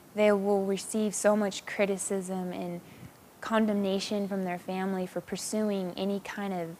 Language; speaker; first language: English; native; English